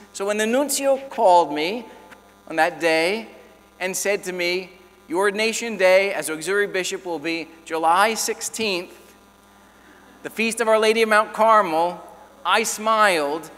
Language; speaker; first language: English; native; English